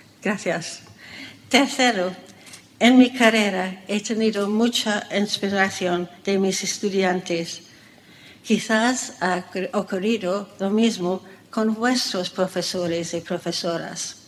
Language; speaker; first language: Spanish; non-native, fluent; English